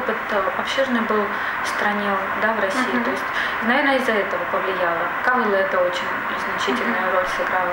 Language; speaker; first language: Russian; native; Russian